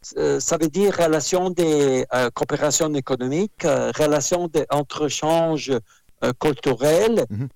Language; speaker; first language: French; non-native, fluent; Russian